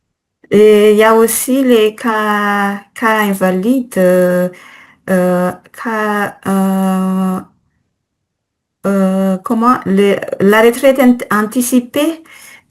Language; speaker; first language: French; non-native, learner; Malagasy